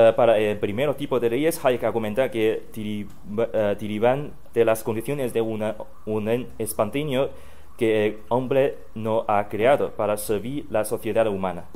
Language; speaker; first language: Spanish; non-native, fluent; Chinese